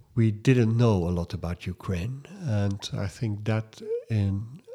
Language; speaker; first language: English; non-native, fluent; Dutch